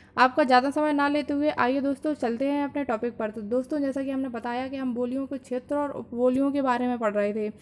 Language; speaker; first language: Hindi; native; Hindi